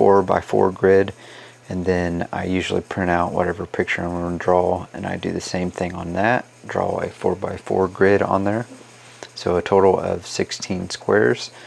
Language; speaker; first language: English; native; English